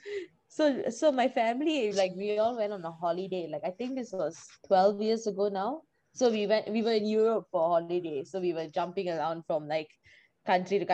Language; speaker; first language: English; non-native, local second language; Tamil